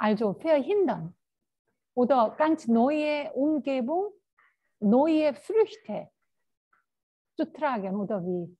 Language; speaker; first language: German; non-native, fluent; Korean